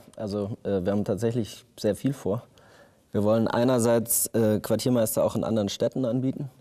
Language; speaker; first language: German; native; German